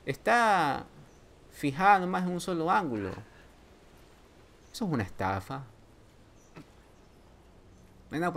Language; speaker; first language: Spanish; native; Spanish